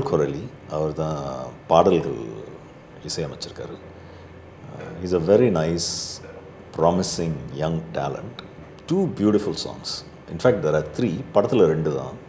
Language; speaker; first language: Tamil; native; Tamil